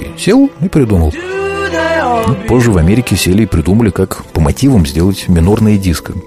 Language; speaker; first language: Russian; native; Russian